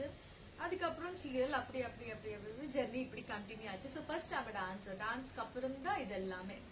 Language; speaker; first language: Tamil; non-native, learner; Telugu